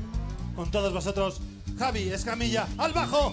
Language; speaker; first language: Spanish; native; Spanish